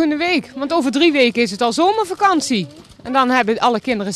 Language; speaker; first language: Dutch; native; Dutch